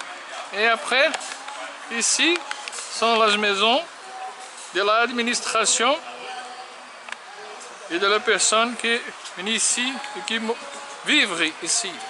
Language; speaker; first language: French; non-native, learner; Portuguese